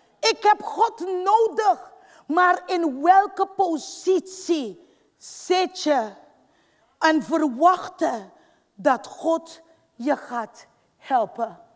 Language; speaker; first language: Dutch; non-native, fluent; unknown